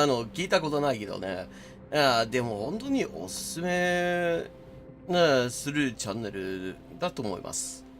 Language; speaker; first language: Japanese; non-native, fluent; English